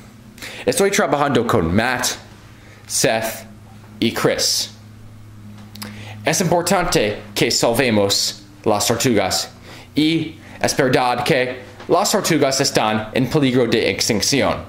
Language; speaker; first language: Spanish; non-native, learner; English